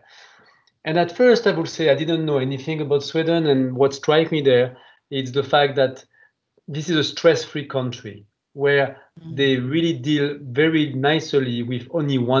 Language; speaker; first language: English; non-native, fluent; French